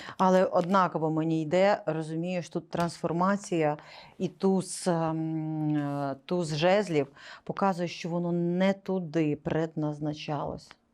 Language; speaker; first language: Ukrainian; non-native, local second language; Russian